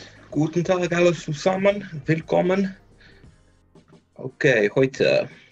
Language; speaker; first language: German; non-native, fluent; English